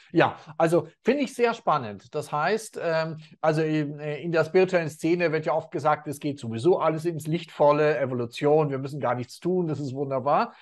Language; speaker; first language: German; native; German